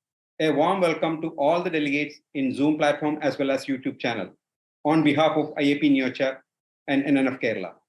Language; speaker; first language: English; non-native, local second language; Malayalam